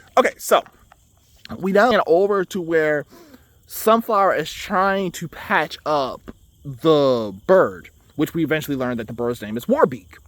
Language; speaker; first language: English; native; English